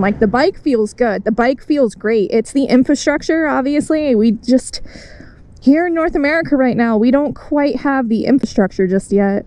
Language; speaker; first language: English; native; English